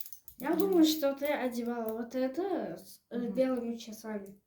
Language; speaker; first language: Russian; non-native, local second language; Azerbaijani